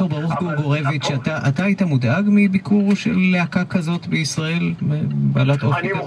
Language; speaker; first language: Hebrew; native; Hebrew